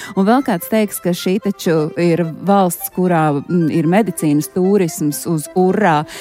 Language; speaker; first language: Latvian; native; Latvian